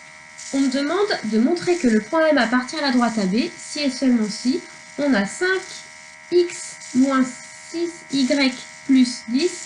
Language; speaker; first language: French; native; French